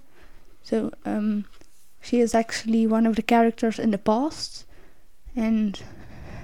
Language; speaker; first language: English; non-native, fluent; Dutch